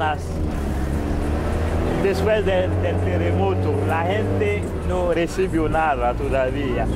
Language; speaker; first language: Spanish; non-native, fluent; Haitian Creole